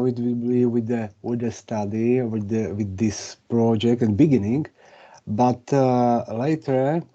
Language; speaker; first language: English; non-native, fluent; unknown